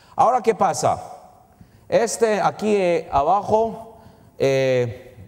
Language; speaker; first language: Spanish; early bilingual, heritage; Spanish